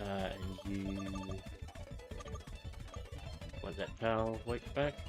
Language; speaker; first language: English; native; English